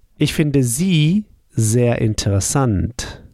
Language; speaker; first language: German; non-native, fluent; English